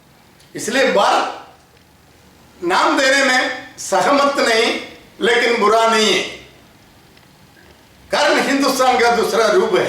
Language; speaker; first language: Hindi; non-native, local second language; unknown